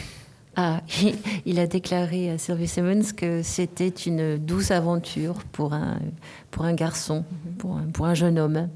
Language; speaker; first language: French; native; French